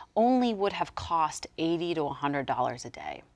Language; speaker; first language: English; native; English